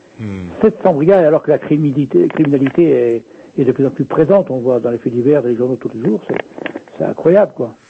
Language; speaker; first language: French; native; French